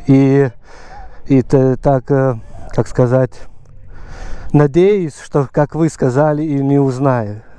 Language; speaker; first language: Russian; non-native, local second language; Lithuanian